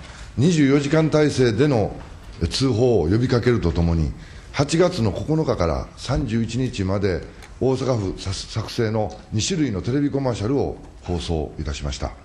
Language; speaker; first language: Japanese; native; Japanese